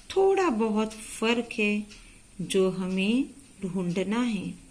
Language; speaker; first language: Hindi; non-native, local second language; Marathi